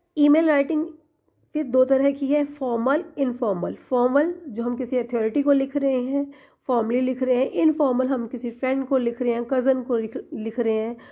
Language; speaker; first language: Hindi; non-native, local second language; Punjabi